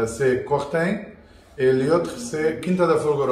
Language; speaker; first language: French; non-native, learner; Portuguese